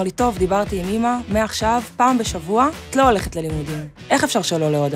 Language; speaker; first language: Hebrew; native; Hebrew